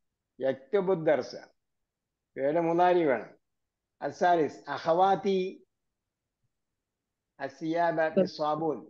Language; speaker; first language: Arabic; non-native, fluent; Malayalam